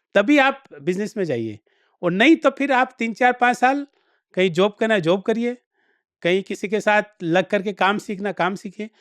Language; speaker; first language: Hindi; native; Hindi